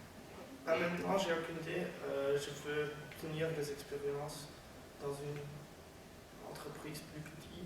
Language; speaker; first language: French; non-native, learner; Dutch